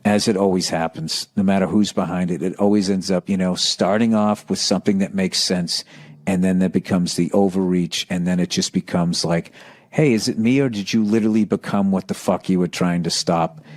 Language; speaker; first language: English; native; English